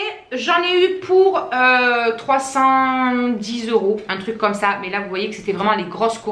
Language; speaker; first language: French; native; French